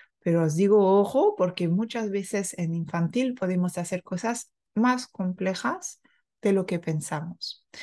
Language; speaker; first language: Spanish; non-native, fluent; French